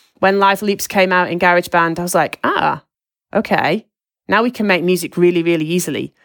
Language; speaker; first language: English; native; English